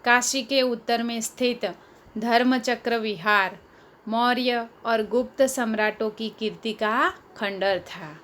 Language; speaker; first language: Hindi; non-native, local second language; Gujarati